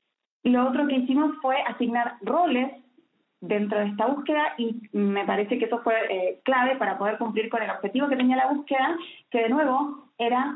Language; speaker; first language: Spanish; native; Spanish